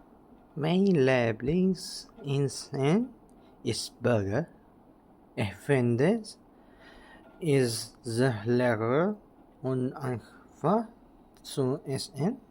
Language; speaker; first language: German; non-native, learner; Malay